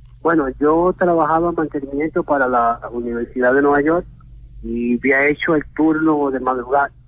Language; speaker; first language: Spanish; early bilingual, heritage; Spanish